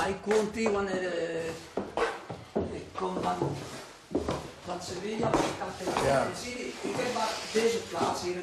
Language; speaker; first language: Dutch; non-native, local second language; French